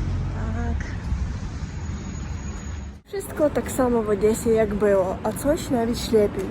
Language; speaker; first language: Polish; non-native, learner; Russian